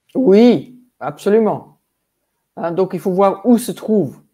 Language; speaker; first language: French; non-native, fluent; English